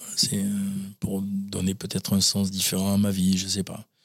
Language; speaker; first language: French; native; French